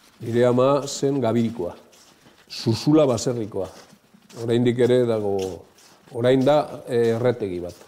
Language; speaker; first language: Basque; native; Basque